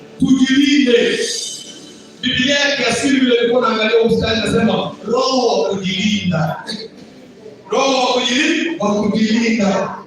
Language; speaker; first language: Swahili; non-native, local second language; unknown